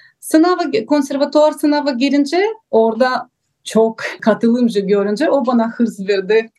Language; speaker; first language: Turkish; non-native, learner; Russian